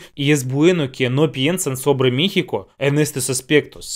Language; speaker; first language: Spanish; non-native, fluent; Russian